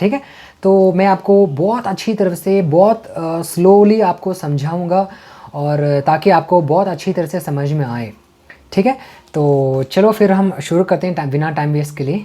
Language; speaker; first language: Hindi; non-native, local second language; Tamil